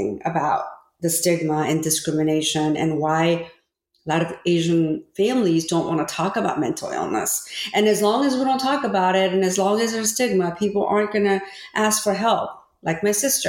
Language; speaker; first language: English; early bilingual, other home language; Korean